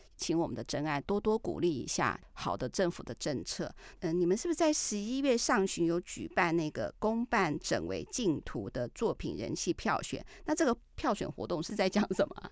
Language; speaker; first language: Chinese; native; Chinese